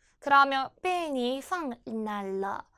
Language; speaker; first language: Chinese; non-native, fluent; Korean